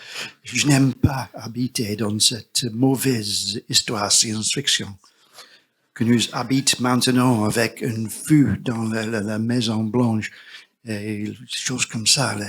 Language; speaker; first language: French; non-native, learner; English